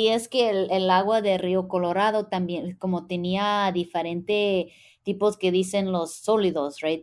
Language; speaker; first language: Spanish; early bilingual, heritage; English